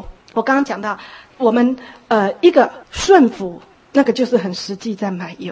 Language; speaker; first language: Chinese; native; Chinese